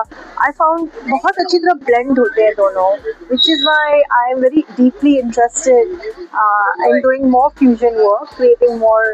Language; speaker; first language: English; non-native, local second language; Hindi